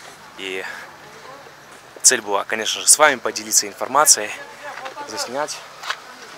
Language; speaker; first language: Russian; native; Russian